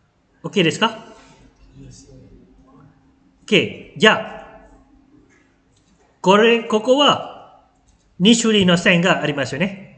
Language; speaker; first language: Japanese; non-native, fluent; Malay